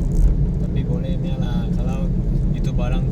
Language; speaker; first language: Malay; non-native, local second language; Chinese